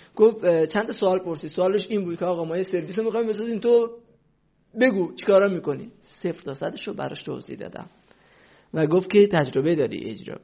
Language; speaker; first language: Persian; non-native, local second language; Central Kurdish